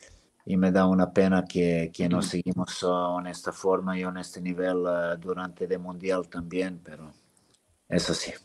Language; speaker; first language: Spanish; non-native, fluent; Serbian